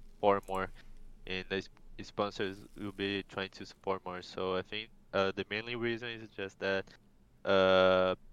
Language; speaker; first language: English; non-native, fluent; Portuguese